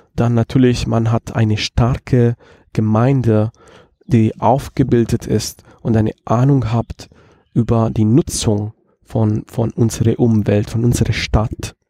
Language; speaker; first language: German; non-native, fluent; Italian